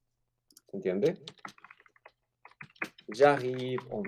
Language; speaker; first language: French; non-native, fluent; Spanish